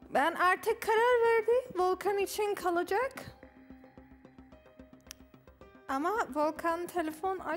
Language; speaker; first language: Turkish; non-native, learner; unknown